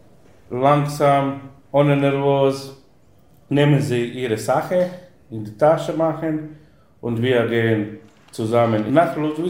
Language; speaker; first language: German; non-native, learner; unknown